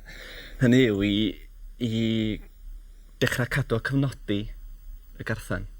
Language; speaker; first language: Welsh; native; Welsh